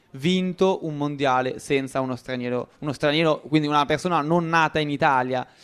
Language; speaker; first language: Italian; native; Italian